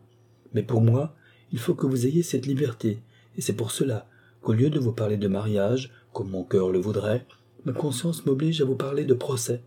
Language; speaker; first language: French; native; French